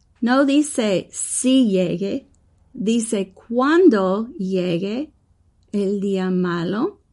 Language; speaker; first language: Spanish; early bilingual, heritage; English